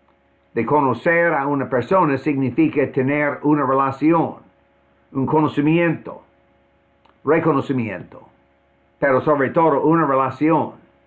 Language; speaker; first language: Spanish; non-native, fluent; English